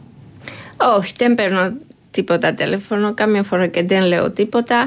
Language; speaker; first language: Greek; non-native, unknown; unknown